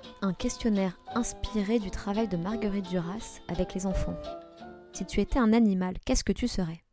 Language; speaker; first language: French; native; French